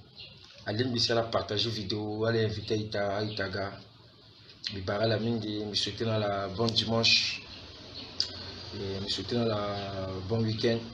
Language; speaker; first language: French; non-native, local second language; Sango